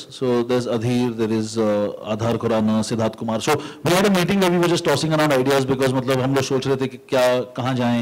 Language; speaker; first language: Hindi; native; Hindi